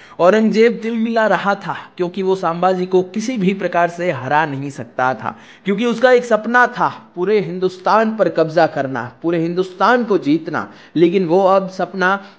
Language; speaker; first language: Hindi; non-native, local second language; Gujarati